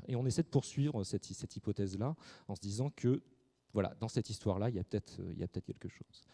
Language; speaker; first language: French; native; French